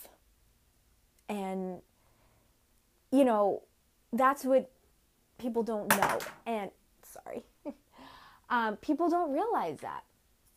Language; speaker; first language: English; native; English